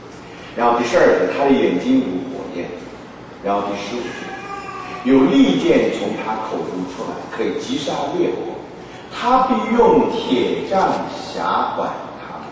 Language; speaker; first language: Chinese; native; Chinese